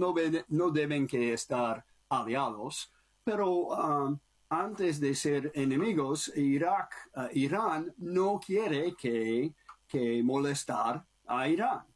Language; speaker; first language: Spanish; non-native, learner; English